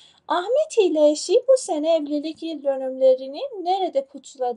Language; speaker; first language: Turkish; non-native, fluent; Persian